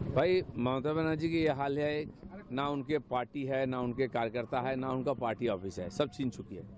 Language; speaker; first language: Hindi; non-native, local second language; Bangla